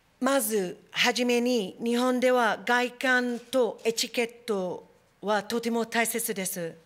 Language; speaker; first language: Japanese; non-native, fluent; English